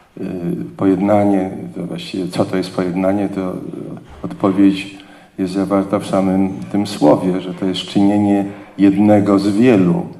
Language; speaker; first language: Polish; native; Polish